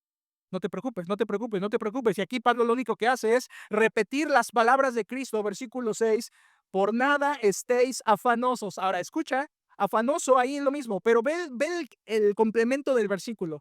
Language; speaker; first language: Spanish; native; Spanish